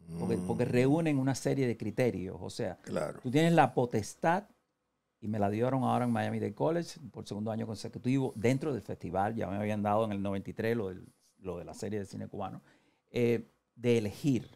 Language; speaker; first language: Spanish; native; Spanish